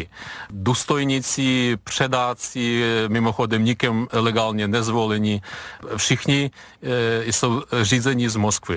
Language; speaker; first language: Czech; non-native, fluent; Ukrainian